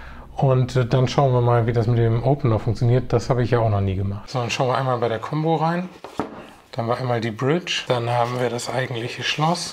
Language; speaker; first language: German; native; German